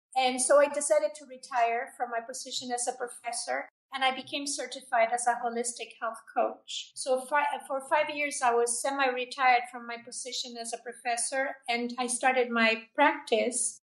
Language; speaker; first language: English; non-native, fluent; Spanish